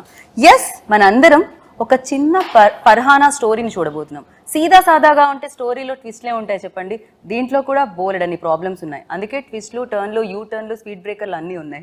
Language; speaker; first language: Telugu; native; Telugu